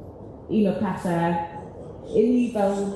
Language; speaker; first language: Welsh; native; Welsh